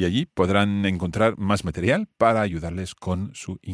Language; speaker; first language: Spanish; non-native, fluent; English